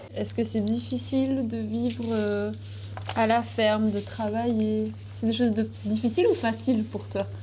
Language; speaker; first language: French; native; French